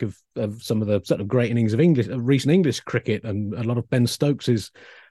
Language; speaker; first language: English; native; English